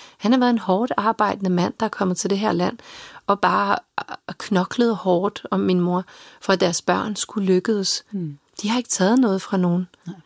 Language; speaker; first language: Danish; early bilingual, other home language; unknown